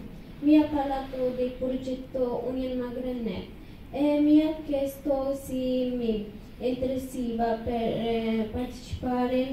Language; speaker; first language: Italian; non-native, learner; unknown